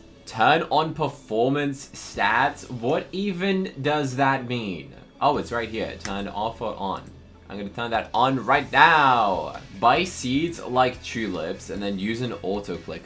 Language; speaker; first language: English; native; English